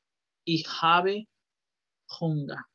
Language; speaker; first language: German; non-native, fluent; Spanish